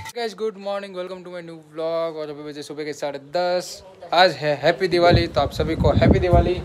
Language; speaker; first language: Hindi; non-native, local second language; Gujarati